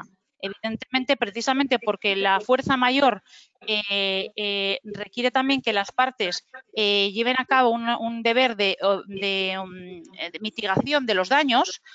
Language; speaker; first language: Spanish; native; Spanish